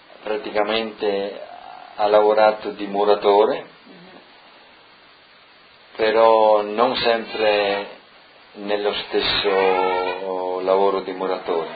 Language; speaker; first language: Italian; non-native, local second language; Friulian